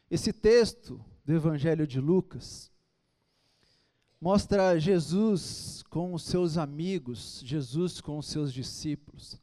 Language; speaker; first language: Portuguese; native; Portuguese